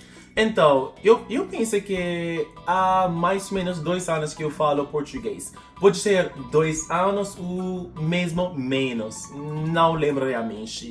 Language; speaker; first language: Portuguese; non-native, fluent; English